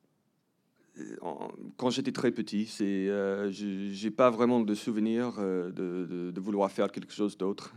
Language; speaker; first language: French; early bilingual, heritage; English